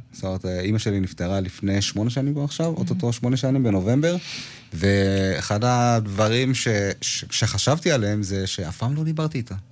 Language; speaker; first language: Hebrew; early bilingual, other home language; Amharic